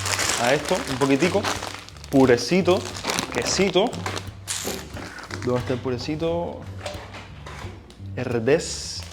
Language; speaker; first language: Spanish; native; Spanish